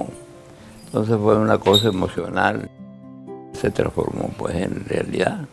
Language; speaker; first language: Spanish; native; Spanish